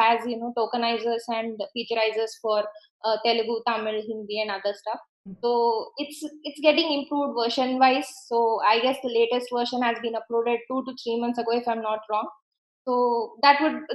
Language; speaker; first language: English; non-native, local second language; Tamil